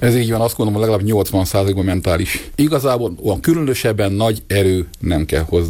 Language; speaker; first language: Hungarian; native; Hungarian